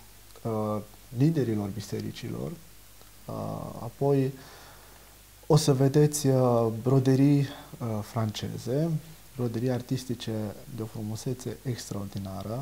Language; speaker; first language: Romanian; native; Romanian